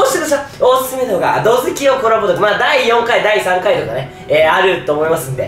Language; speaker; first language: Japanese; native; Japanese